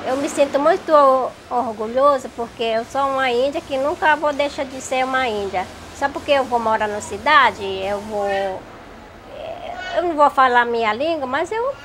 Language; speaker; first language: Portuguese; non-native, local second language; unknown